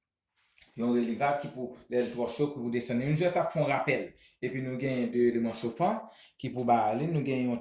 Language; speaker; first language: French; non-native, local second language; Haitian Creole